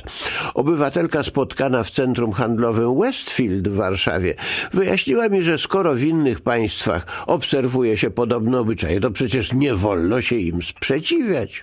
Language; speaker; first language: Polish; native; Polish